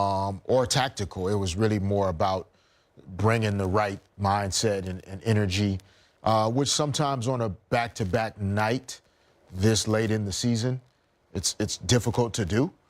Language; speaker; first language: English; native; English